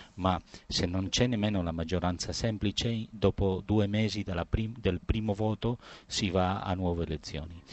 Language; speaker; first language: Italian; non-native, fluent; Catalan